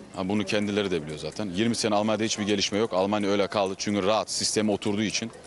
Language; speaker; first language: Turkish; early bilingual, heritage; Turkish